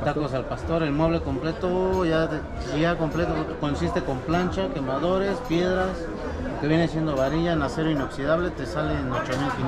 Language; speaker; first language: Spanish; native; Spanish